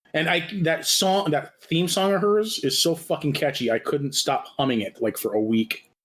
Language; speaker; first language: English; native; English